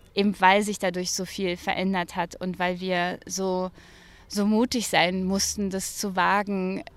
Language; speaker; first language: German; native; German